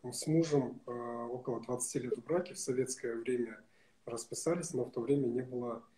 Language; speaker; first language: Russian; non-native, local second language; Kazakh